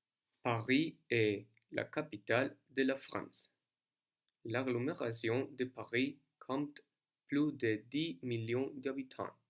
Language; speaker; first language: French; non-native, learner; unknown